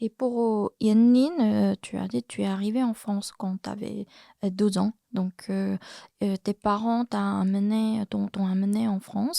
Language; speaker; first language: French; non-native, fluent; Korean